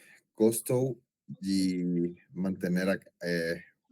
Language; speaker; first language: Portuguese; non-native, learner; Spanish